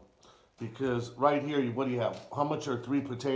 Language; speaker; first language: English; native; English